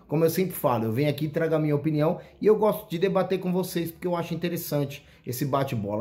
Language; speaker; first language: Portuguese; native; Portuguese